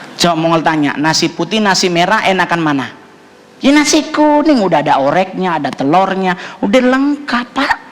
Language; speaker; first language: Indonesian; native; Indonesian